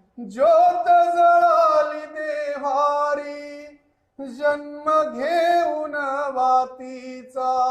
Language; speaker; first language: Marathi; native; Marathi